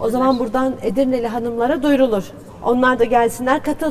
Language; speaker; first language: Turkish; native; Turkish